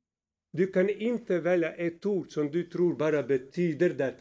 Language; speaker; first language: Swedish; non-native, fluent; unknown